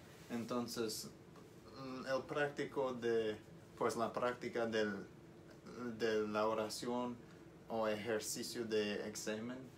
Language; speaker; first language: Spanish; non-native, learner; English